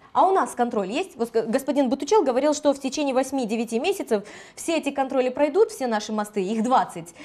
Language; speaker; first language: Russian; non-native, local second language; Romanian